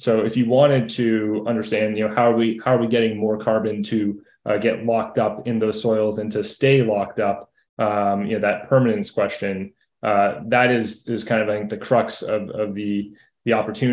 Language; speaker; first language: English; native; English